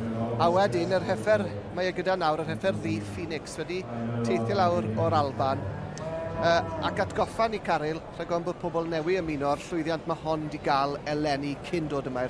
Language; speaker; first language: Welsh; native; Welsh